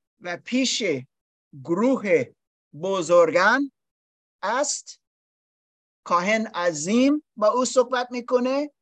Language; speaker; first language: Persian; non-native, learner; English